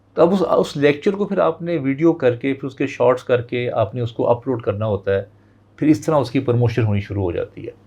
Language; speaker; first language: Urdu; non-native, local second language; Punjabi